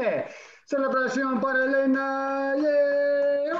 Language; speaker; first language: Spanish; non-native, fluent; English